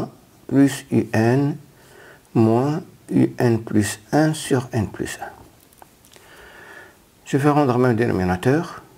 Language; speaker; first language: French; non-native, local second language; Arabic